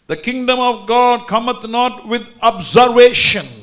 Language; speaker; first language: English; non-native, local second language; Tamil